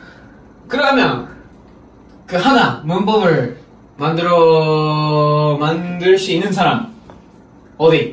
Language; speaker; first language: Korean; non-native, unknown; Japanese